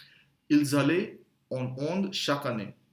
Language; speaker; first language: French; non-native, fluent; Hindi